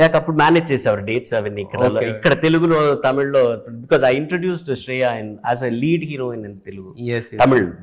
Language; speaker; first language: Telugu; early bilingual, heritage; Telugu